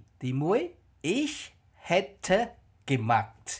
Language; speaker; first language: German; non-native, fluent; Khmer